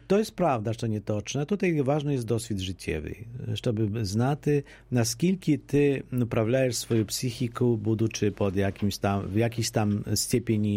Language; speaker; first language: Polish; non-native, local second language; Ukrainian